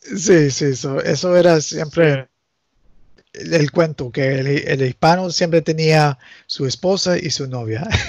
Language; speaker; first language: Spanish; early bilingual, heritage; Spanish